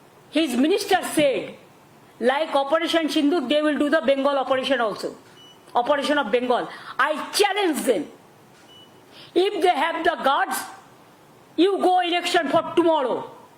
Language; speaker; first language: English; non-native, local second language; Bangla